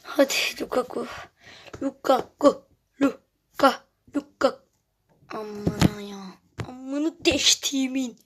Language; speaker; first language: Turkish; native; Turkish